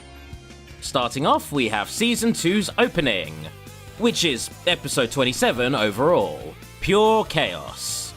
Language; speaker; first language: English; native; English